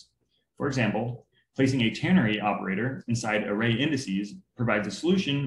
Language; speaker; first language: English; native; English